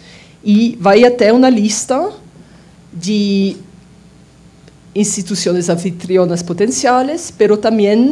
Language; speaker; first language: Spanish; non-native, fluent; French